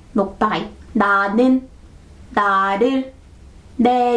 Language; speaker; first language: Korean; non-native, fluent; French